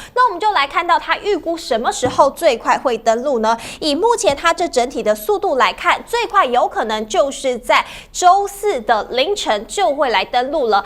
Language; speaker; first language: Chinese; native; Chinese